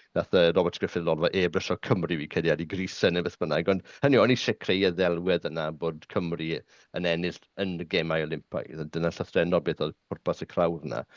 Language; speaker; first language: Welsh; non-native, local second language; English